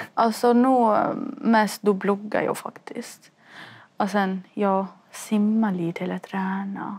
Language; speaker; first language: Swedish; non-native, fluent; Arabic